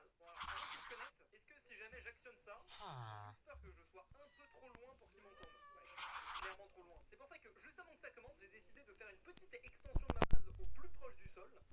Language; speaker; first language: French; native; French